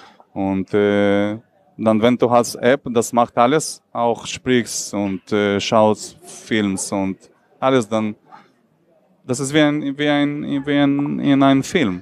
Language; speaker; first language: German; non-native, learner; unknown